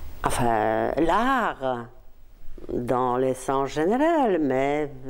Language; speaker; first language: French; non-native, fluent; Polish